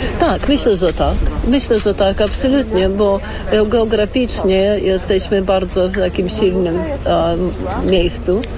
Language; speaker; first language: Polish; early bilingual, heritage; Polish